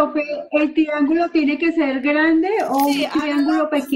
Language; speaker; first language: Spanish; native; Spanish